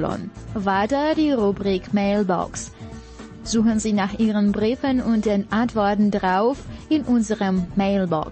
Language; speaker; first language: German; non-native, fluent; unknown